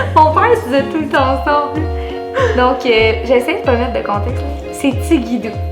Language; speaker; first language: French; native; French